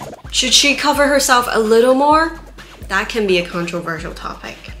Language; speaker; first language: English; non-native, local second language; Cantonese